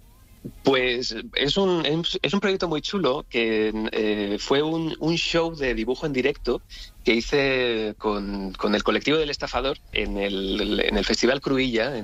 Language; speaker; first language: Spanish; native; Spanish